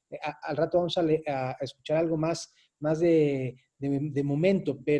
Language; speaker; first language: Spanish; native; Spanish